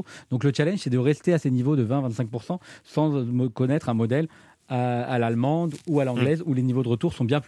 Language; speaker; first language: French; native; French